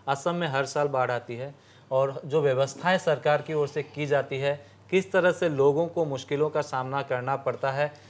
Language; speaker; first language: Hindi; native; Hindi